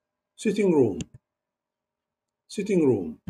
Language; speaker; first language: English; non-native, learner; Turkish